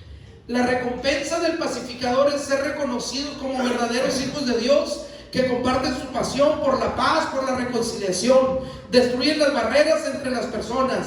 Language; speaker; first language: Spanish; native; Spanish